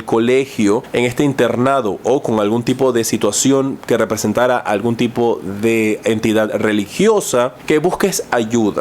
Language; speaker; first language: Spanish; native; Spanish